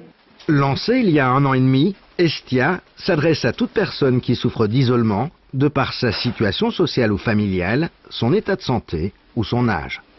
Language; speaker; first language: French; native; French